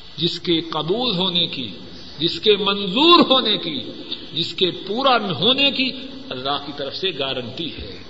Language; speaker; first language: Urdu; non-native, local second language; Punjabi